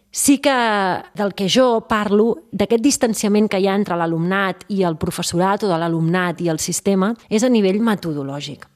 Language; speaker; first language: Catalan; native; Catalan